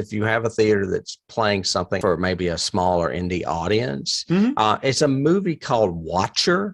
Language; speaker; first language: English; native; English